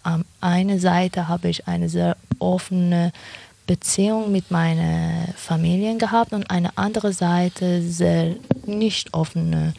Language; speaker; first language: German; non-native, fluent; Persian